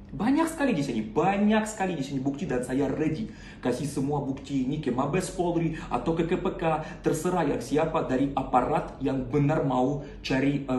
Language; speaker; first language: Indonesian; non-native, learner; Russian